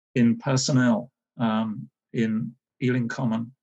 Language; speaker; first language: English; native; English